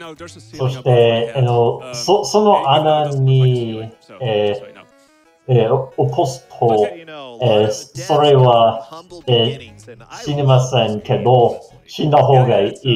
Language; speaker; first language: Japanese; non-native, learner; English